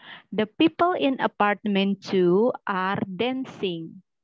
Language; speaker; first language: English; non-native, fluent; Indonesian